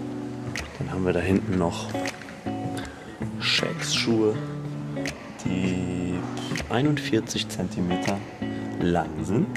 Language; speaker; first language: German; native; German